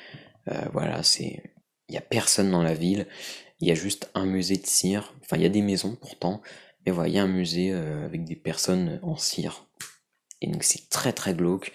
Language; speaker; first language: French; native; French